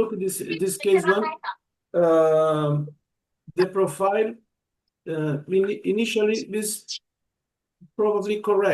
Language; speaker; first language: English; non-native, learner; Portuguese